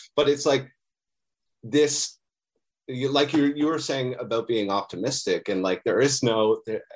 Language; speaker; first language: English; native; English